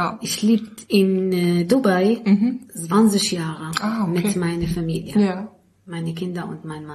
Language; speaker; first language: German; non-native, learner; Arabic